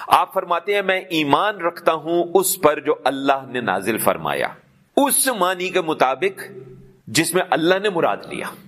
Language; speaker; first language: Urdu; non-native, local second language; Punjabi